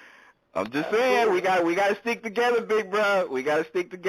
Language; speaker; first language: English; native; English